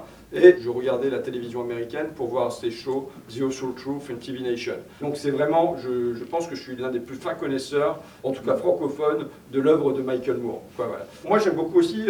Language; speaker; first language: French; native; French